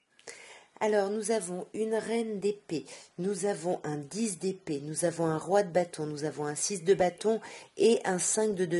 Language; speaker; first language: French; native; French